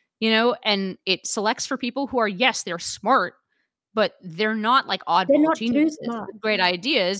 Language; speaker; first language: English; native; English